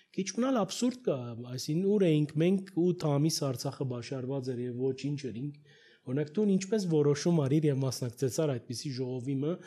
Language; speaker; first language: Armenian; early bilingual, heritage; Armenian